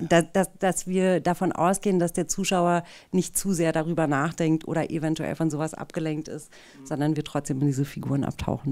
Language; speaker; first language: German; native; German